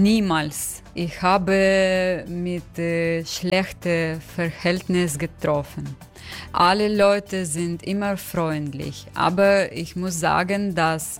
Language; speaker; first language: German; non-native, learner; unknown